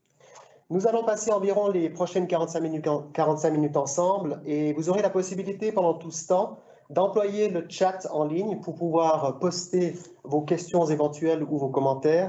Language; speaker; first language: French; native; French